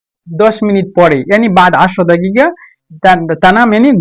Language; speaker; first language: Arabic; non-native, fluent; Bangla